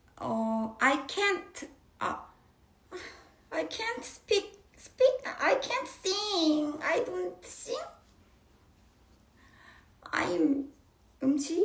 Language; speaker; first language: English; non-native, learner; Korean